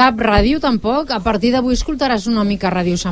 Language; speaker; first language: Catalan; native; Catalan